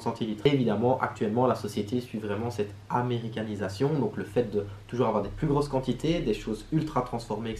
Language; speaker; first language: French; native; French